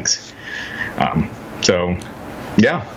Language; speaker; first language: English; native; English